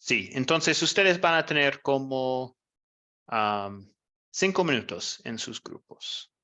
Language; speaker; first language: Spanish; non-native, fluent; English